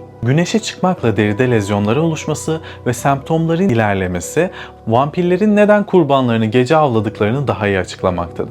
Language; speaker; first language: Turkish; native; Turkish